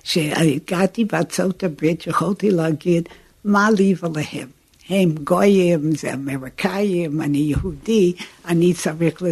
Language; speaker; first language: Hebrew; non-native, fluent; English